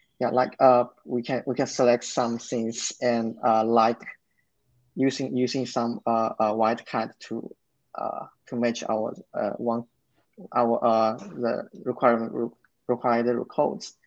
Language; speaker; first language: English; non-native, learner; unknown